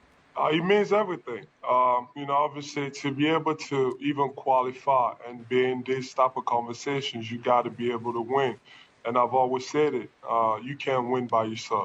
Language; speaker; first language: English; non-native, local second language; French